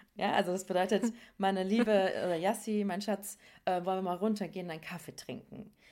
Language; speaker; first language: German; native; German